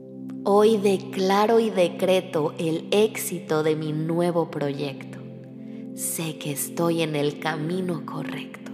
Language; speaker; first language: Spanish; native; Spanish